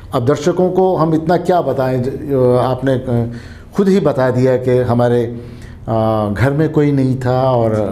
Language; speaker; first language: Hindi; native; Hindi